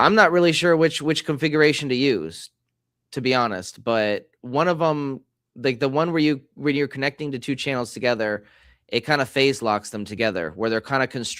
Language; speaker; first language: English; native; English